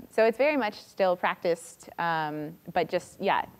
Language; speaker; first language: English; native; English